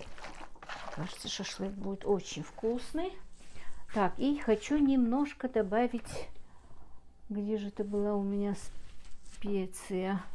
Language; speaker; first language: Russian; non-native, local second language; Chechen